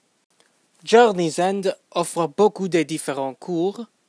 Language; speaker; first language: French; non-native, fluent; English